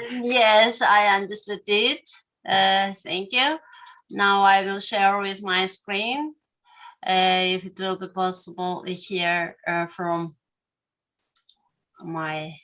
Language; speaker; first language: English; non-native, learner; Russian